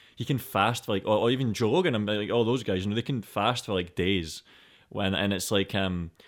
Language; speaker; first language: English; native; English